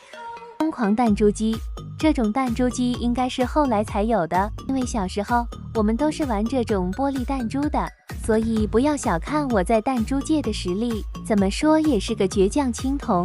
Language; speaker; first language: Chinese; native; Chinese